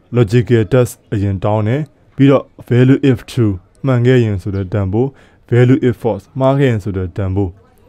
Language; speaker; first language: Burmese; native; Burmese